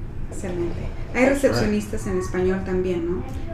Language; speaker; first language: Spanish; native; Spanish